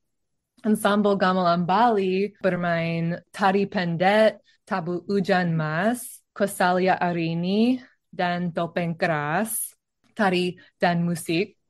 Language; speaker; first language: Indonesian; non-native, learner; English